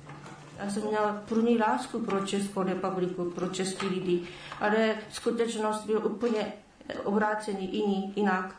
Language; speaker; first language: Czech; non-native, learner; Japanese